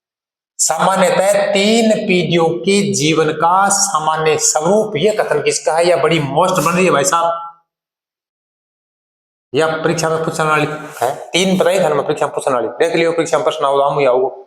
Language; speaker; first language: Hindi; native; Hindi